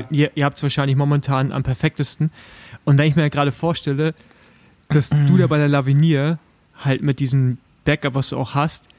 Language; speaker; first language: German; native; German